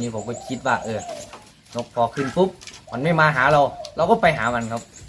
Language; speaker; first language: Thai; non-native, local second language; Northeastern Thai